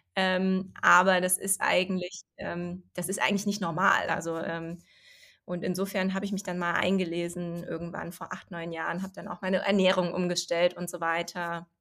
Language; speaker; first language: German; early bilingual, other home language; Chinese